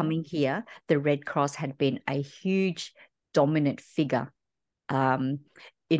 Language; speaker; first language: English; early bilingual, other home language; Vietnamese